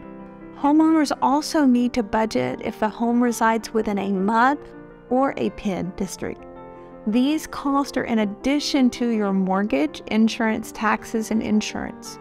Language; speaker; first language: English; native; English